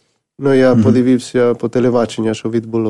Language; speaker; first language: Ukrainian; non-native, learner; Spanish